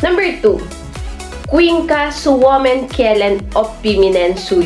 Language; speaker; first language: Finnish; non-native, learner; Filipino